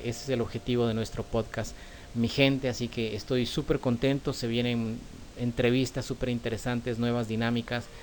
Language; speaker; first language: Spanish; native; Spanish